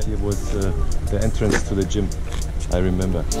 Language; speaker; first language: English; non-native, learner; Croatian